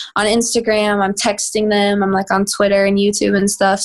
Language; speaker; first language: English; native; English